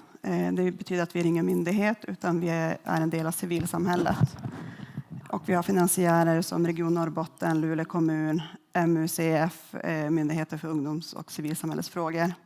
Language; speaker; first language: Swedish; native; Swedish